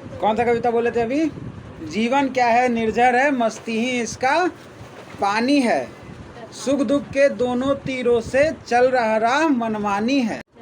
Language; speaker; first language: Hindi; native; Hindi